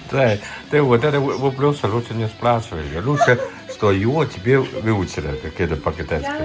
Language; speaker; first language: Russian; non-native, learner; Chinese